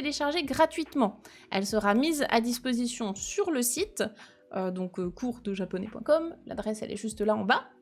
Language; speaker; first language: French; native; French